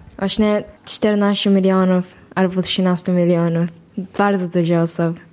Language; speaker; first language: Polish; non-native, learner; Japanese